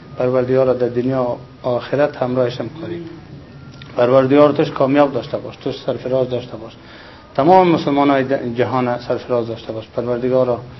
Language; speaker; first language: Persian; native; Persian